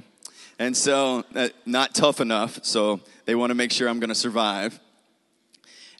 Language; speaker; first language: English; native; English